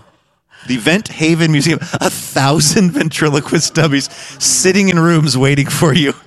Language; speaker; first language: English; native; English